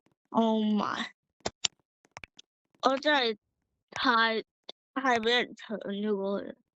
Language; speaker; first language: Chinese; early bilingual, heritage; Cantonese